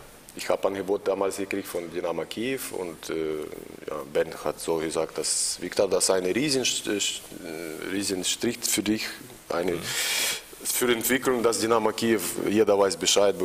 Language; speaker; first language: German; non-native, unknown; Russian